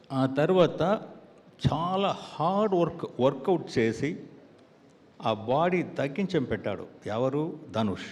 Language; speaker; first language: Telugu; non-native, learner; Tamil